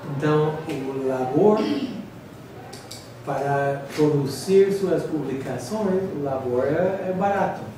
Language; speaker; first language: Portuguese; non-native, fluent; English